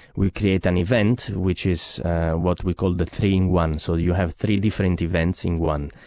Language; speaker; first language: English; non-native, fluent; Italian